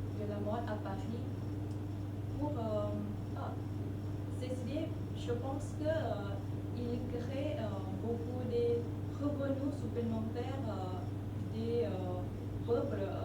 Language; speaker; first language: French; non-native, fluent; Thai